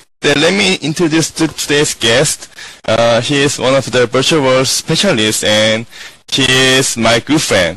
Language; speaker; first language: English; non-native, learner; Korean